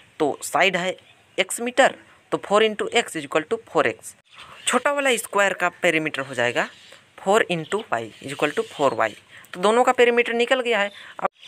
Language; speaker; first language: Hindi; native; Hindi